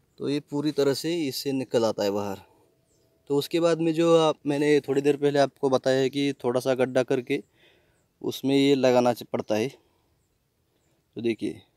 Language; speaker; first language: Hindi; non-native, local second language; Marathi